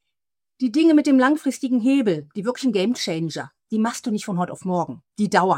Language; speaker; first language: German; native; German